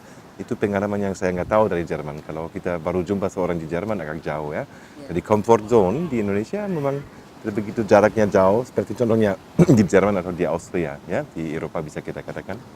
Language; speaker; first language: Indonesian; non-native, fluent; German